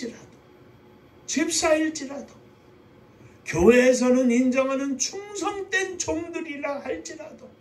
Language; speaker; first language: Korean; native; Korean